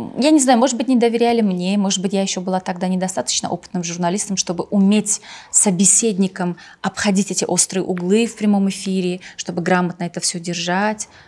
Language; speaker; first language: Russian; non-native, local second language; Tajik